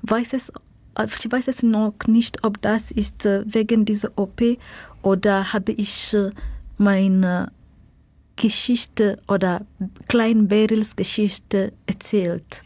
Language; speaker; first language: German; non-native, fluent; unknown